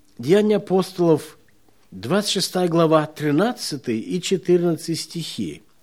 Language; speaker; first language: Russian; non-native, local second language; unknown